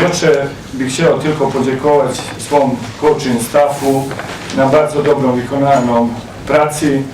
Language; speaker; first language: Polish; non-native, learner; Serbian